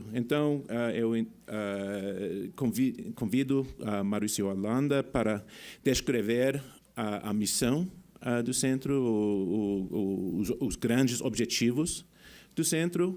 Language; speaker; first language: Portuguese; non-native, fluent; English